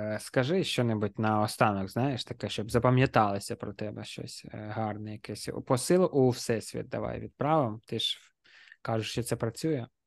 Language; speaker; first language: Ukrainian; non-native, local second language; Russian